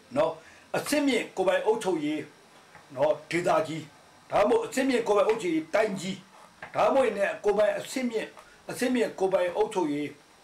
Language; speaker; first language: Burmese; non-native, local second language; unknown